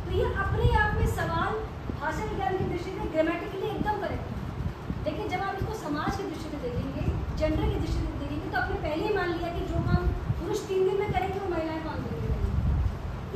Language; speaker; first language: Hindi; native; Hindi